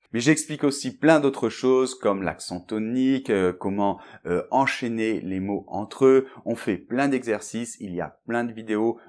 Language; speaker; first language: French; native; French